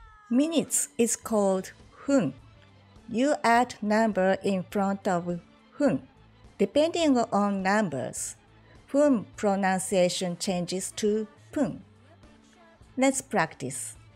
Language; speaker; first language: English; non-native, fluent; Japanese